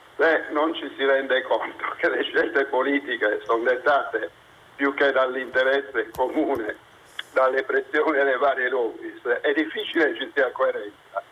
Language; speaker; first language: Italian; non-native, fluent; Spanish